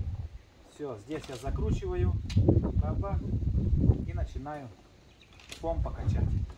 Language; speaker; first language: Russian; native; Russian